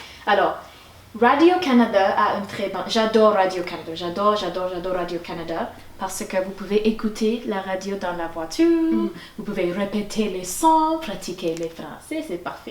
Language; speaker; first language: French; non-native, fluent; English